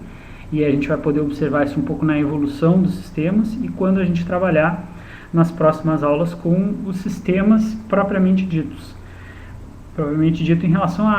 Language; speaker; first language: Portuguese; native; Portuguese